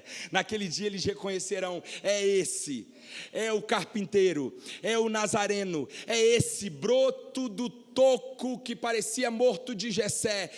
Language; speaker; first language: Portuguese; native; Portuguese